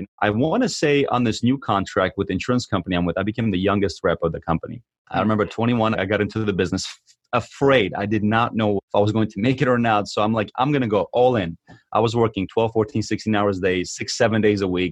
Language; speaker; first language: English; early bilingual, other home language; Armenian